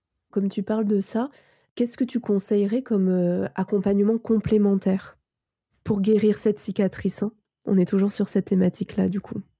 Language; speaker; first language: French; native; French